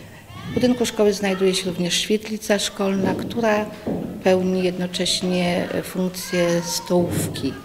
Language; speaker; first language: Polish; native; Polish